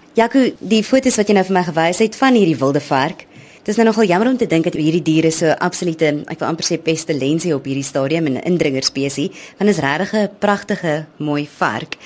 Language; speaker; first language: Afrikaans; native; Afrikaans